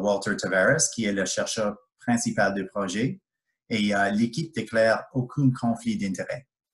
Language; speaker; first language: French; non-native, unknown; English